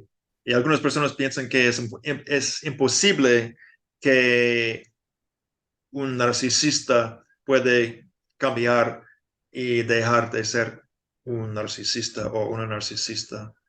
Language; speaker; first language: Spanish; non-native, fluent; English